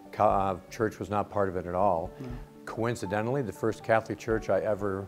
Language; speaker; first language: English; native; English